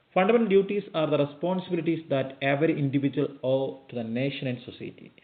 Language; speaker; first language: English; non-native, local second language; Malayalam